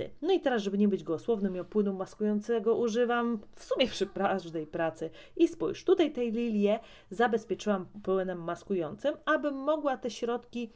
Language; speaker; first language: Polish; native; Polish